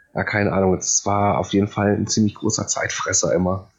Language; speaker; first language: German; early bilingual, other home language; Polish